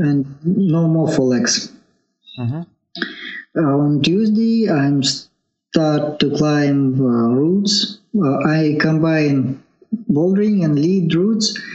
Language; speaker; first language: English; non-native, learner; Russian